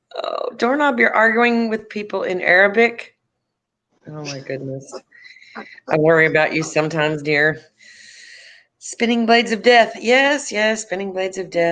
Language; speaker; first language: English; native; English